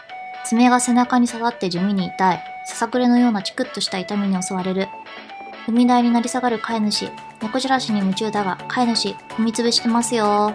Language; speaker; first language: Japanese; native; Japanese